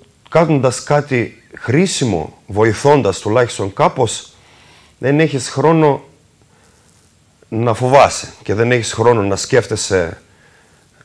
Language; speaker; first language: Greek; non-native, fluent; Russian